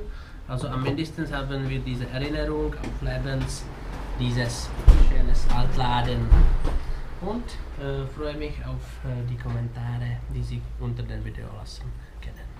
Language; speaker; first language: German; non-native, learner; Czech